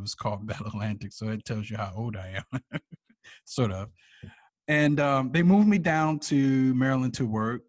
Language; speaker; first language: English; native; English